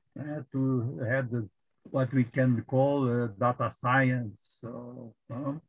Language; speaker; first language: English; non-native, fluent; Portuguese